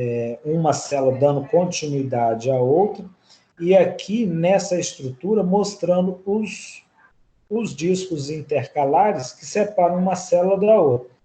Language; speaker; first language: Portuguese; native; Portuguese